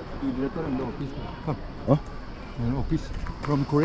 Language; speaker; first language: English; non-native, learner; Indonesian